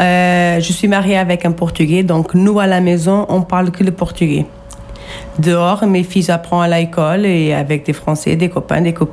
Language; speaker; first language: French; non-native, fluent; Portuguese